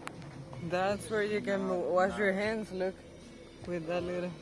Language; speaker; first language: English; non-native, learner; Spanish